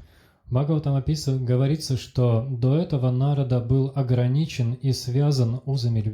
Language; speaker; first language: Russian; native; Russian